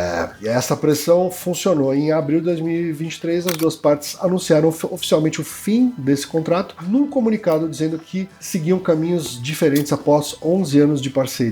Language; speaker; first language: Portuguese; native; Portuguese